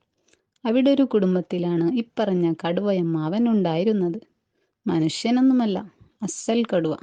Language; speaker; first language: Malayalam; native; Malayalam